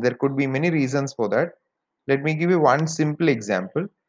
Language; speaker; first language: English; non-native, local second language; Malayalam